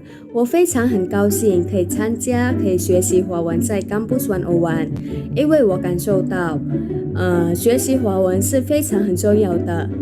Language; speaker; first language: Chinese; non-native, learner; Indonesian